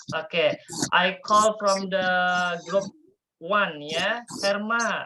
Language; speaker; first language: English; non-native, fluent; Indonesian